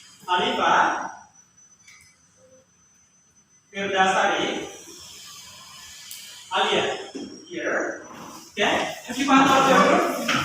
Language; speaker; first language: English; non-native, learner; Indonesian